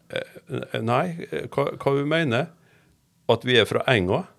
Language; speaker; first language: Norwegian; native; Norwegian